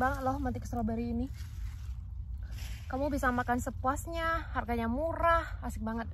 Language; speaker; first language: Indonesian; native; Indonesian